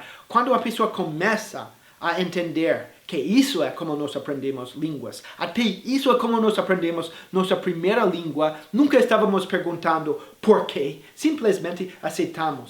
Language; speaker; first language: Portuguese; non-native, fluent; English